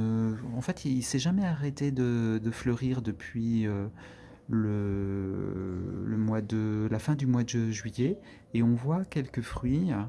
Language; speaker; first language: French; native; French